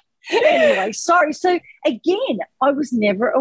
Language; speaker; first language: English; native; English